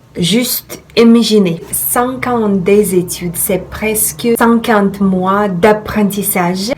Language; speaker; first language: French; non-native, fluent; Russian